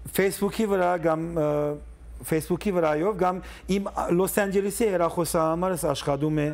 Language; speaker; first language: Armenian; early bilingual, heritage; Armenian